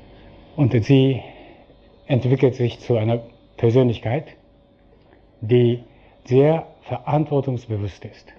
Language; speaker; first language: German; non-native, fluent; Japanese